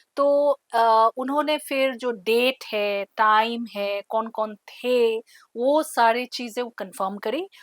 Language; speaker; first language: Hindi; non-native, local second language; Assamese